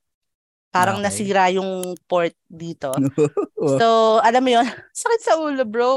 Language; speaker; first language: English; non-native, local second language; Filipino